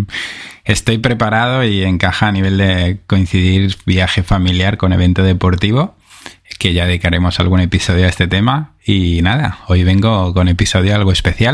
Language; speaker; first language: Spanish; native; Spanish